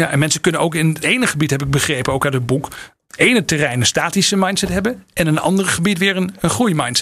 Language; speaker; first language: Dutch; native; Dutch